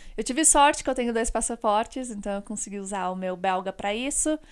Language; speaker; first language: Portuguese; native; Portuguese